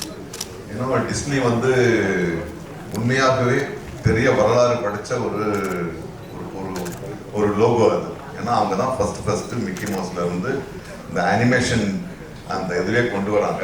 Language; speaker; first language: Tamil; native; Tamil